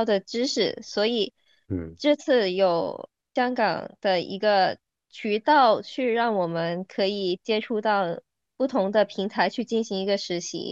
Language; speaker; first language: Chinese; non-native, local second language; Cantonese